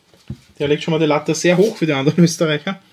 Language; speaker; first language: German; native; German